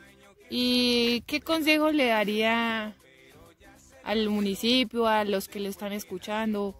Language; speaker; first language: Spanish; native; Spanish